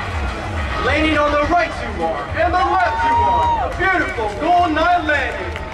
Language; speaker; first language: English; native; English